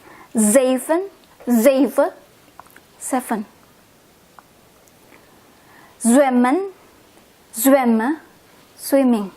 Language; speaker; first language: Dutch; non-native, fluent; Indonesian